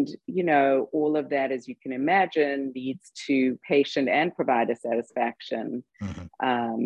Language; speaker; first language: English; native; English